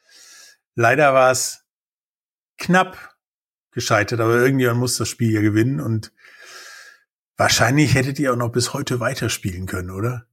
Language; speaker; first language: German; native; German